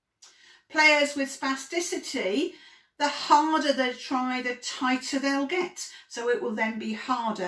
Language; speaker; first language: English; native; English